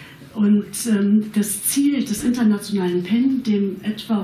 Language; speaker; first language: German; native; German